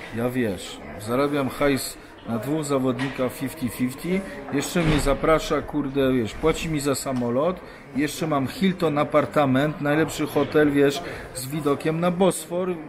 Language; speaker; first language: Polish; non-native, fluent; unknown